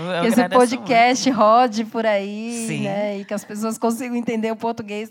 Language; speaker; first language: Portuguese; native; Portuguese